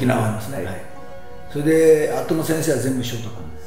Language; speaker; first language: Japanese; native; Japanese